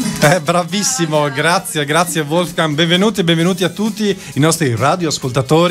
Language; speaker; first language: Italian; native; Italian